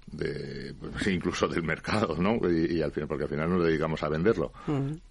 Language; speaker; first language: Spanish; native; Spanish